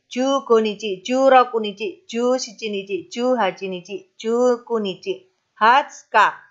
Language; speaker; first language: Japanese; non-native, fluent; Indonesian